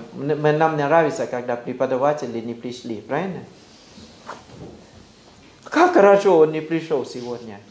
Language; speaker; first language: Russian; non-native, fluent; Thai